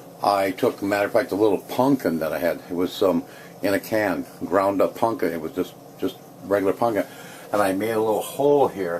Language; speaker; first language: English; native; English